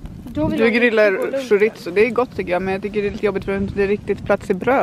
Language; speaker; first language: Swedish; native; Swedish